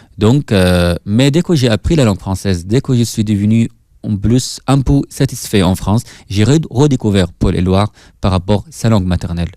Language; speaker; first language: French; non-native, fluent; Arabic